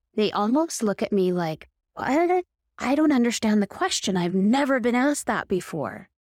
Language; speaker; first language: English; native; English